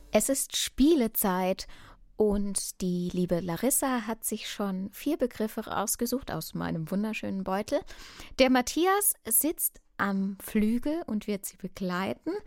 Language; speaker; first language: German; native; German